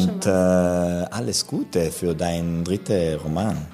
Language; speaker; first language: German; non-native, local second language; Italian